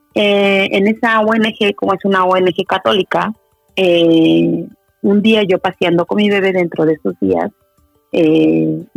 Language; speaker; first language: Spanish; native; Spanish